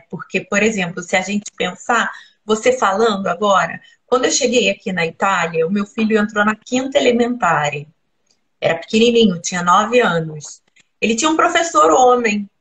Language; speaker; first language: Portuguese; native; Portuguese